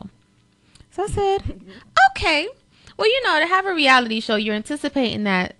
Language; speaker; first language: English; early bilingual, other home language; Spanish